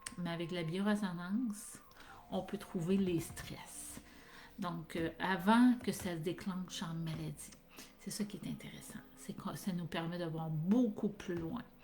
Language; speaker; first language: French; native; French